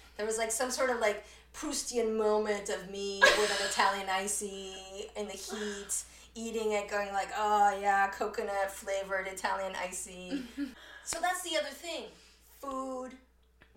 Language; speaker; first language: English; early bilingual, other home language; Spanish